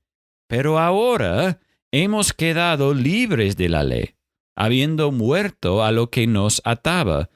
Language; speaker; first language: Spanish; non-native, fluent; English